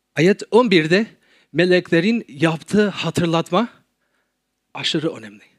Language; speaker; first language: Turkish; non-native, fluent; English